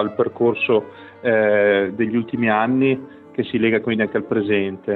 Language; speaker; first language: Italian; native; Italian